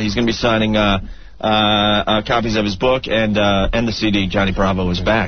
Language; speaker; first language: English; native; English